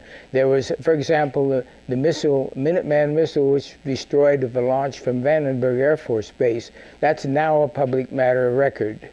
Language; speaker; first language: English; native; English